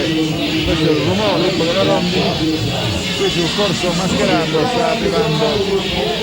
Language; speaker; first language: Italian; native; Italian